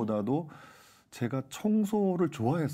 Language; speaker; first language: Korean; native; Korean